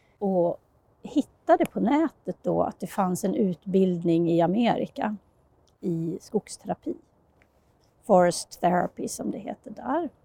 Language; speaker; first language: Swedish; native; Swedish